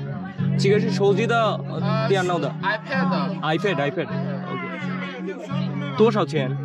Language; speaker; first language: Chinese; non-native, learner; Bangla